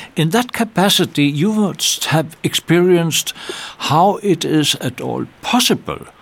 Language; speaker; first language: English; non-native, fluent; Danish